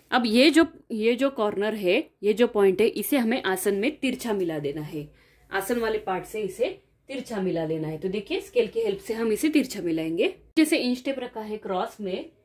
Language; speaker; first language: Hindi; non-native, local second language; Marathi